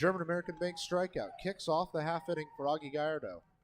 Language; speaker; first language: English; native; English